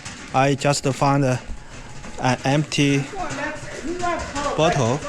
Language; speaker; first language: English; non-native, fluent; Chinese